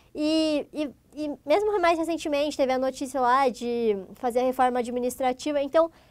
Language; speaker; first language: Portuguese; native; Portuguese